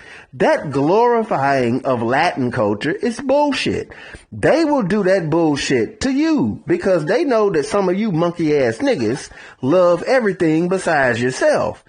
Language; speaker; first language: English; native; English